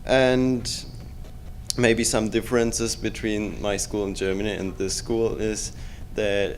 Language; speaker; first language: English; non-native, fluent; German